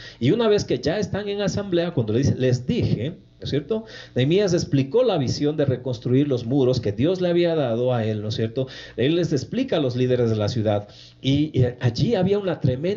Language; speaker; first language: Spanish; native; Spanish